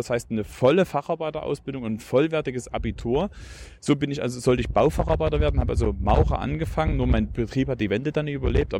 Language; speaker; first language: German; native; German